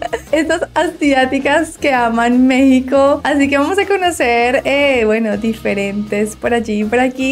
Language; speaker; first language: Spanish; native; Spanish